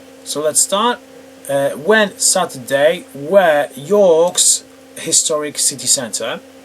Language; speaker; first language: English; non-native, fluent; Polish